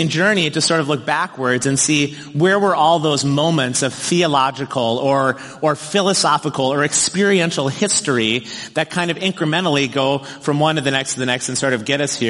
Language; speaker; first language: English; native; English